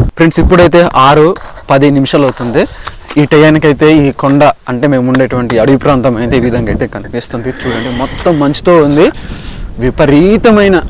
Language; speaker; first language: Telugu; native; Telugu